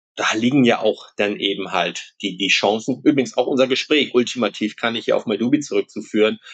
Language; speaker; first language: German; non-native, local second language; Low German